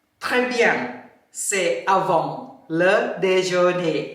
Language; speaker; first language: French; non-native, fluent; Thai